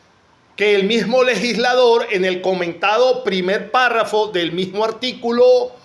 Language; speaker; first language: Spanish; native; Spanish